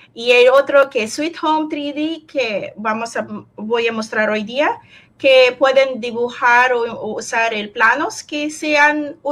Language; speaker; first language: Spanish; non-native, fluent; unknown